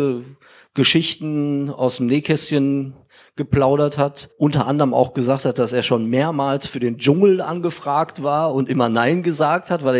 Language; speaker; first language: German; native; German